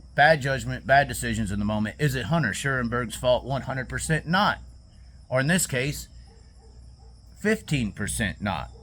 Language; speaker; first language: English; native; English